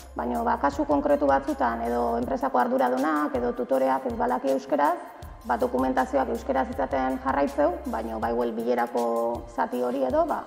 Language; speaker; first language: Basque; native; Basque